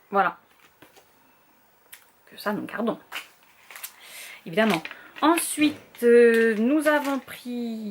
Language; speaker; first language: French; native; French